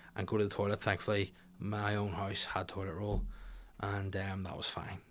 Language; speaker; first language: English; native; English